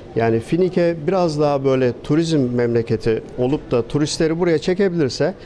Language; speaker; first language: Turkish; native; Turkish